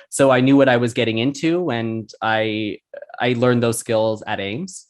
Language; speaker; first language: English; native; English